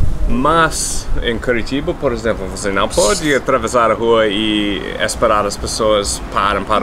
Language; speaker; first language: Portuguese; non-native, fluent; English